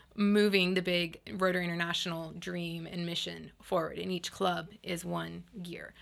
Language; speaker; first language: English; native; English